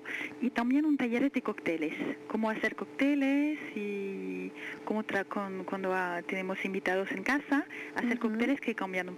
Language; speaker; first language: Spanish; non-native, fluent; French